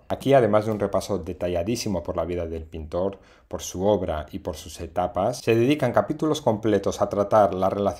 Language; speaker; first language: Spanish; native; Spanish